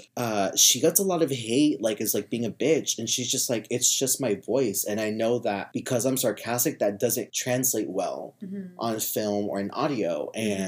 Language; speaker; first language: English; native; English